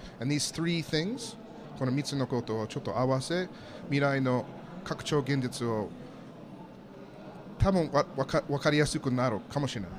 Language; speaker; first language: Japanese; non-native, learner; English